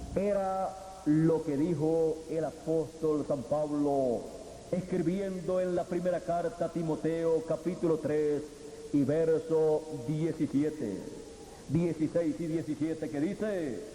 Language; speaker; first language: Spanish; native; Spanish